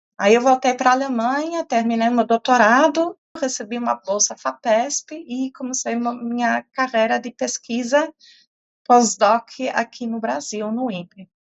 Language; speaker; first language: Portuguese; early bilingual, other home language; German